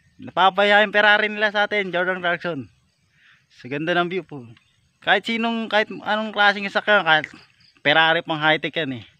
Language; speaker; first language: Filipino; native; Filipino